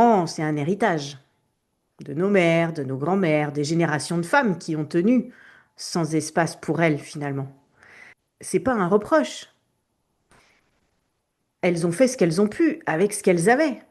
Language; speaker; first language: French; native; French